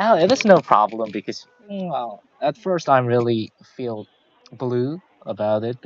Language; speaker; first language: English; non-native, learner; Korean